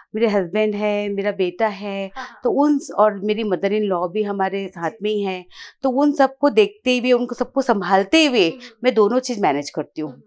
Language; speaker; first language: Hindi; native; Hindi